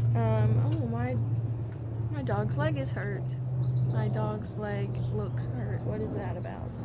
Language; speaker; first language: English; native; English